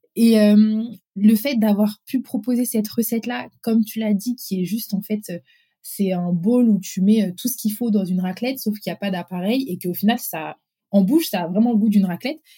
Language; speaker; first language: French; early bilingual, other home language; Arabic